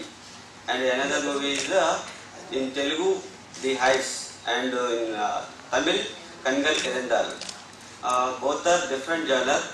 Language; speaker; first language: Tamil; non-native, learner; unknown